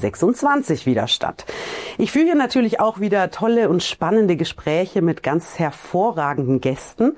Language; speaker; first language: German; native; German